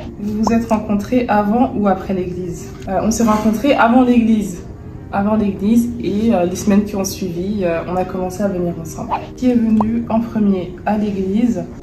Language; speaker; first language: French; native; French